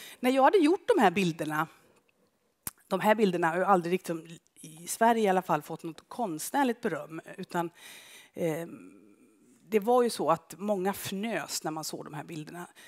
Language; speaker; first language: Swedish; native; Swedish